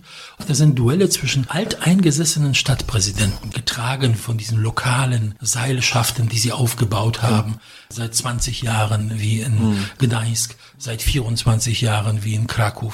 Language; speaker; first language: German; non-native, fluent; Polish